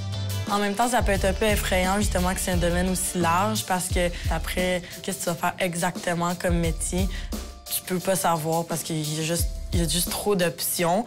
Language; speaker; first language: French; native; French